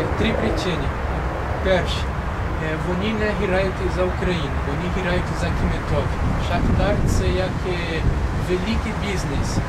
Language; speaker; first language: Ukrainian; non-native, learner; Portuguese